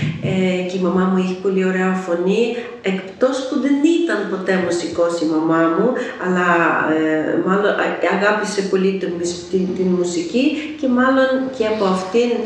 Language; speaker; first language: Greek; non-native, fluent; Ukrainian